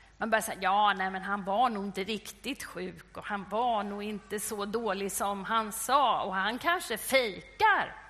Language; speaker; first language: Swedish; native; Swedish